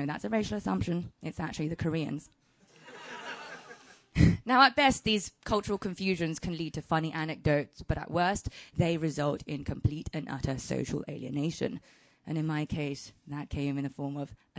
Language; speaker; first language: English; early bilingual, other home language; Chinese